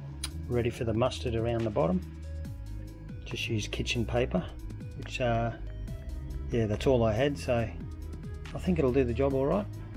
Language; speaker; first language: English; native; English